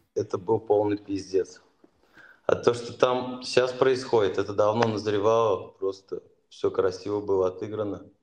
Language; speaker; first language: Russian; native; Russian